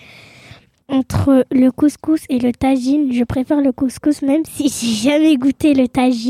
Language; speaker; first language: French; early bilingual, other home language; Arabic